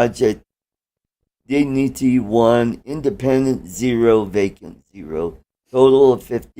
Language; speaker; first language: English; native; English